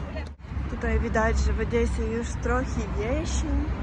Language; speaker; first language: Polish; non-native, learner; Russian